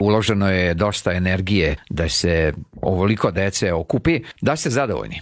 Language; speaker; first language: Serbian; early bilingual, heritage; Serbian